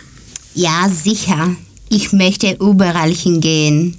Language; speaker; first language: German; non-native, learner; Japanese